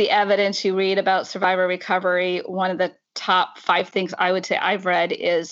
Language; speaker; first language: English; native; English